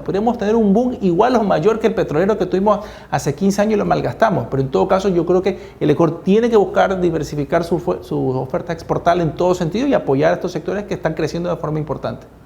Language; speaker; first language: Spanish; native; Spanish